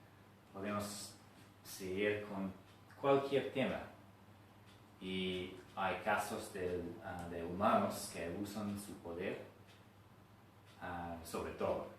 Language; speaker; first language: Spanish; non-native, fluent; English